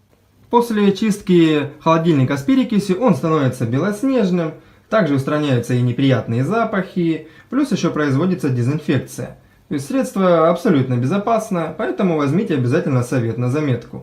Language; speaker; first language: Russian; native; Russian